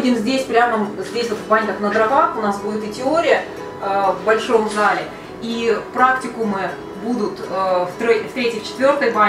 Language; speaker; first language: Russian; native; Russian